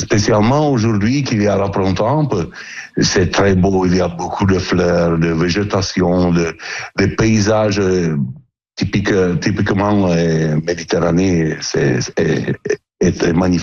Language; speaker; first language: French; non-native, learner; Italian